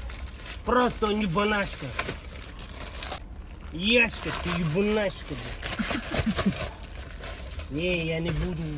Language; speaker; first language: Russian; non-native, learner; Turkmen